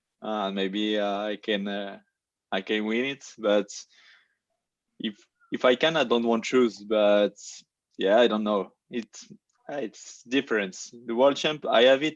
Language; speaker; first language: English; non-native, learner; French